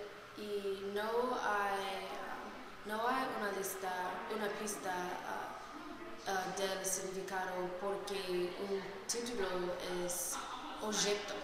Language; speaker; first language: Spanish; non-native, learner; English